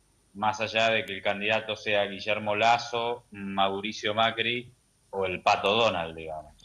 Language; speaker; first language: Spanish; native; Spanish